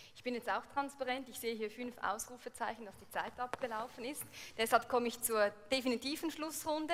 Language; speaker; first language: German; native; German